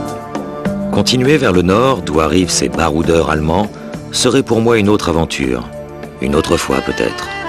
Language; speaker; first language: French; native; French